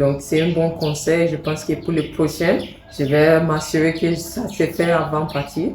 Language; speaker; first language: French; non-native, fluent; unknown